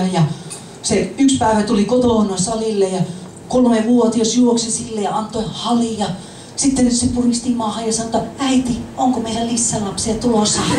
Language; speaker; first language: Finnish; non-native, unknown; English